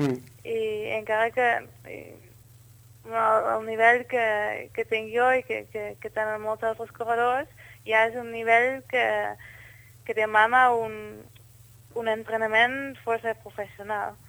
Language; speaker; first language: Catalan; non-native, fluent; Dutch